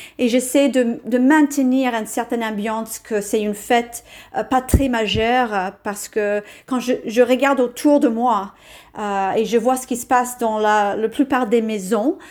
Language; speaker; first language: French; non-native, fluent; English